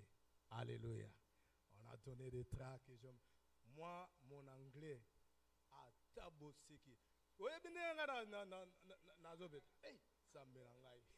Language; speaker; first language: French; non-native, local second language; Lingala